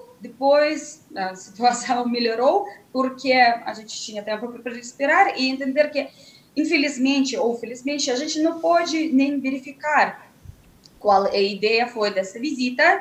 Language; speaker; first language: Portuguese; non-native, fluent; Russian